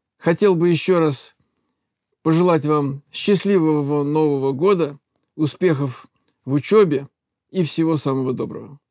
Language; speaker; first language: Russian; native; Russian